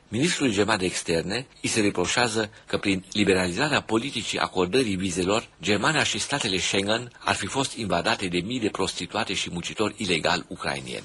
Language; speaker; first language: Romanian; non-native, local second language; German